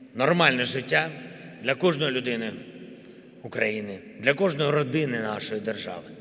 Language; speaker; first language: Ukrainian; non-native, local second language; Russian